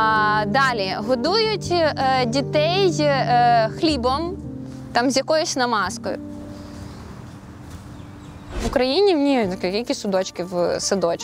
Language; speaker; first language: Ukrainian; native; Ukrainian